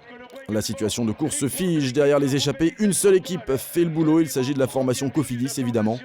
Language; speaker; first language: French; native; French